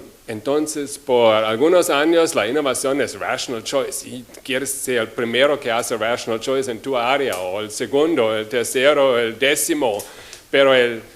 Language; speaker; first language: Spanish; non-native, fluent; German